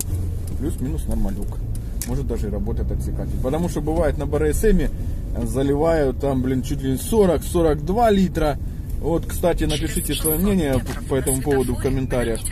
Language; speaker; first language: Russian; native; Russian